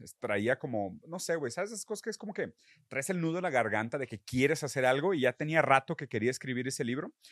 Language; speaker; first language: Spanish; early bilingual, other home language; Portuguese